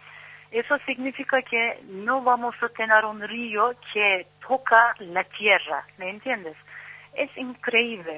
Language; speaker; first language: Spanish; non-native, learner; Turkish